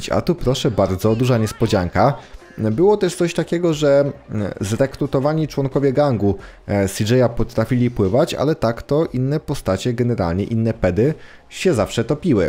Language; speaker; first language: Polish; native; Polish